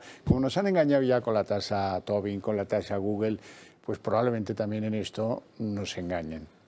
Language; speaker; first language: Spanish; native; Spanish